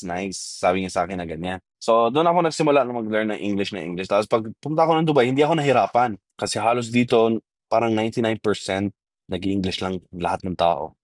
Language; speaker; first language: Filipino; non-native, fluent; Arabic